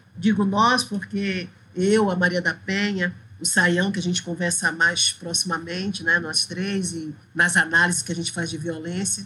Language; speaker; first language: Portuguese; native; Portuguese